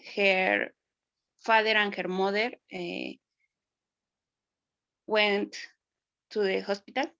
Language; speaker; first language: English; non-native, learner; Spanish